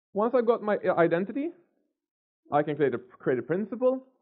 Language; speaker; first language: English; non-native, fluent; Swedish